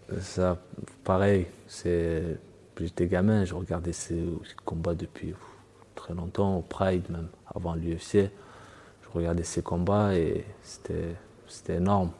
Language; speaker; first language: French; early bilingual, other home language; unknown